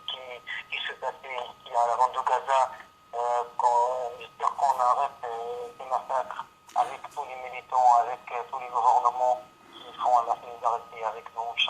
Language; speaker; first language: French; non-native, fluent; Arabic